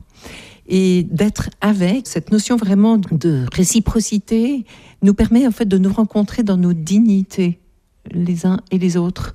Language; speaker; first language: French; native; French